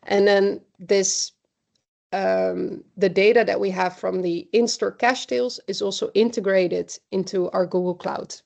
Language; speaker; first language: English; non-native, fluent; Dutch